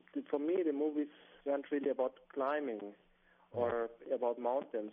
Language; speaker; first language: English; non-native, fluent; German